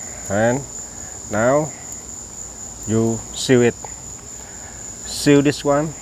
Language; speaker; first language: English; non-native, local second language; Vietnamese